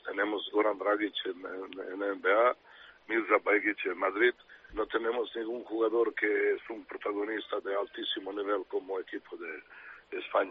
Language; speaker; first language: Spanish; non-native, fluent; Serbian